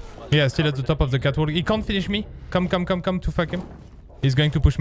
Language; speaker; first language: English; non-native, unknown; French